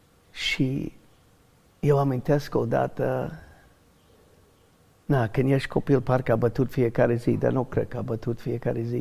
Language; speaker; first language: Romanian; non-native, learner; English